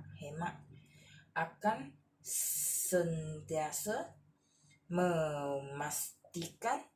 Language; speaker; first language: Malay; non-native, local second language; Chinese